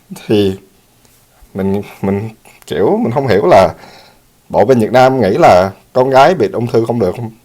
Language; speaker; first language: Vietnamese; early bilingual, heritage; Vietnamese